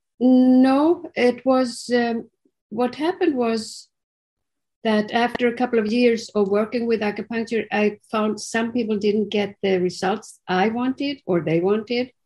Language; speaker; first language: English; non-native, fluent; Swedish